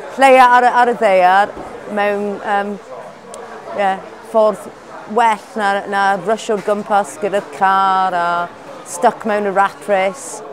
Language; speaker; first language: Welsh; non-native, learner; English